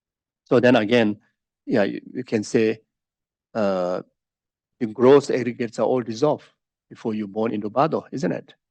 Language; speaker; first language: English; non-native, fluent; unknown